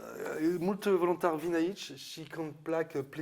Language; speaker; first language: Romanian; non-native, learner; French